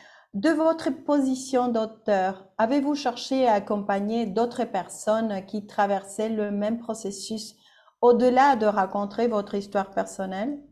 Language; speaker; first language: French; non-native, fluent; Spanish